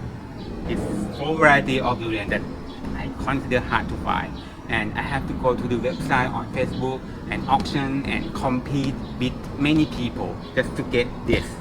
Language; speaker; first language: English; non-native, fluent; Thai